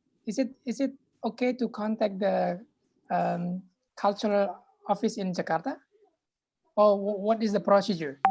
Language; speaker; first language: English; non-native, fluent; Indonesian